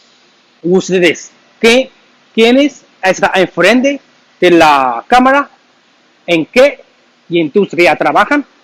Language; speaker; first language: Spanish; non-native, learner; Chinese